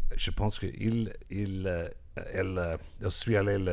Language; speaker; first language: French; non-native, learner; English